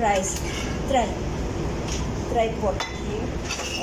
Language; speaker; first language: English; non-native, local second language; Filipino